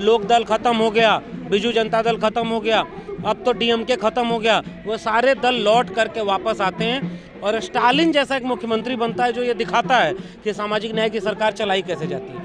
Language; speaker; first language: Hindi; native; Hindi